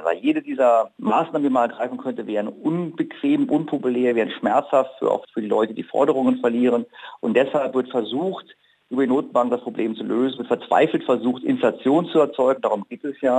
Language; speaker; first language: German; native; German